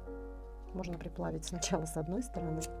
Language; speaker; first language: Russian; native; Russian